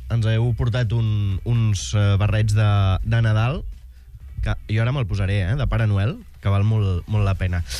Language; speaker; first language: Catalan; native; Catalan